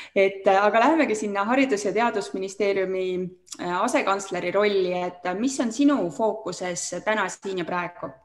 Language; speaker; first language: Estonian; native; Estonian